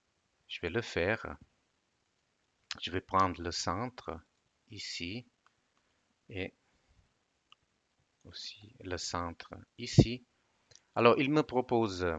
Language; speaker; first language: French; non-native, fluent; Italian